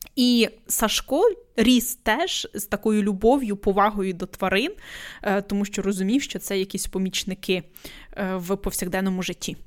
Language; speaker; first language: Ukrainian; native; Ukrainian